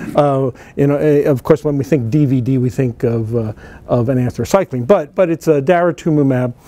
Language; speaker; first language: English; native; English